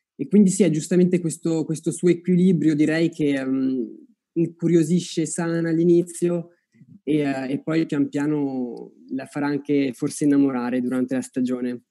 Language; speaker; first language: Italian; early bilingual, other home language; Arabic